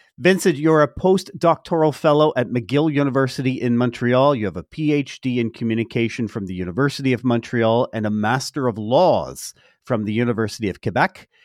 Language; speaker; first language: English; native; English